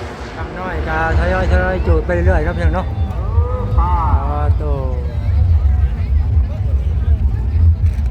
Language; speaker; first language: Thai; non-native, local second language; Lao